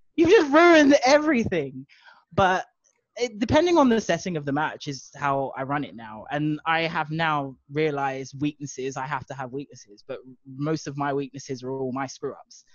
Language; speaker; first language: English; native; English